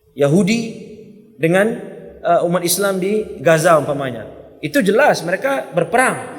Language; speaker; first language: Malay; non-native, local second language; Minangkabau